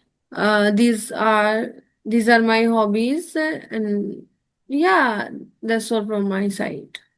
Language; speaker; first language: English; non-native, learner; Hindi